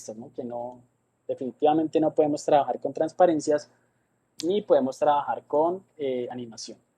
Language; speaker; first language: Spanish; native; Spanish